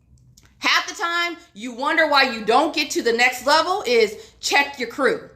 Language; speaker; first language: English; native; English